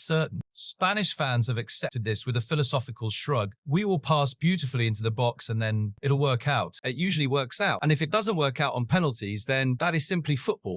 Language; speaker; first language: English; native; English